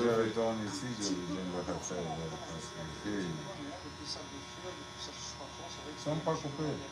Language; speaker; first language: French; non-native, learner; Portuguese